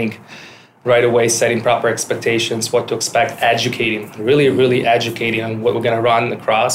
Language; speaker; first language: English; non-native, fluent; Ukrainian